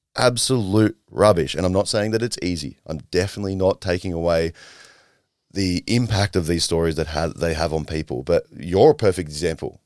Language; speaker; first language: English; native; English